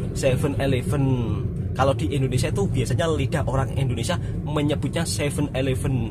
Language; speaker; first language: Indonesian; native; Indonesian